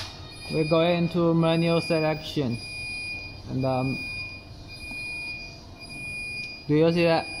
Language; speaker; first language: English; non-native, learner; Chinese